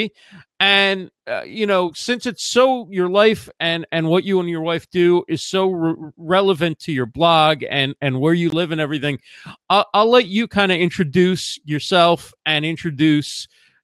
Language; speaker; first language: English; native; English